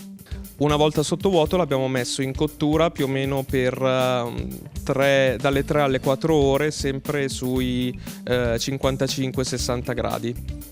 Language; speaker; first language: Italian; native; Italian